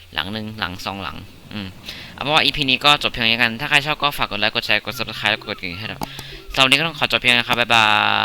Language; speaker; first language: Thai; early bilingual, heritage; Thai